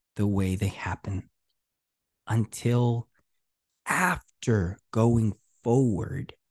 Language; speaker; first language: English; early bilingual, other home language; Spanish